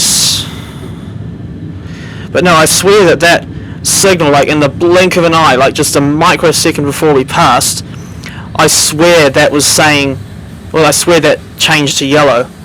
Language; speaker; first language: English; native; English